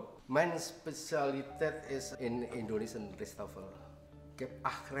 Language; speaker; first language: Dutch; non-native, learner; Indonesian